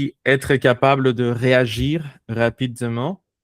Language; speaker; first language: French; non-native, fluent; Spanish